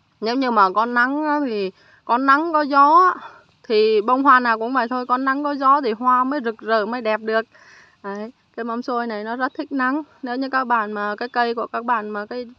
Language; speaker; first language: Vietnamese; native; Vietnamese